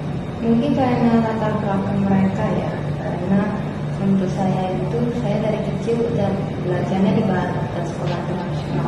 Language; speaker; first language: Indonesian; non-native, local second language; Min Nan Chinese